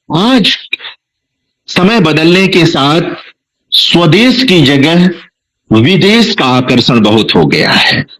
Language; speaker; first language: Hindi; non-native, local second language; Bhojpuri